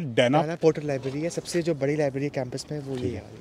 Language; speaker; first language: Hindi; non-native, local second language; Bangla